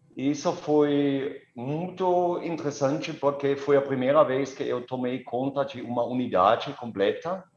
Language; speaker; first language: Portuguese; non-native, fluent; German